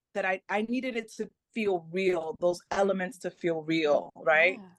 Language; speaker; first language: English; early bilingual, other home language; Spanish